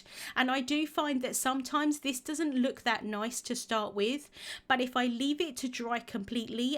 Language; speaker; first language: English; native; English